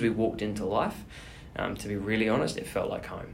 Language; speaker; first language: English; native; English